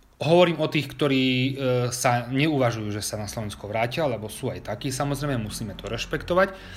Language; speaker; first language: Slovak; early bilingual, heritage; Slovak